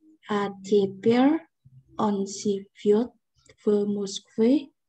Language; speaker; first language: Russian; non-native, learner; Indonesian